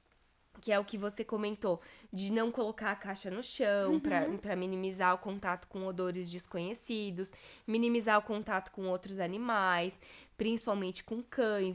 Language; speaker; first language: Portuguese; native; Portuguese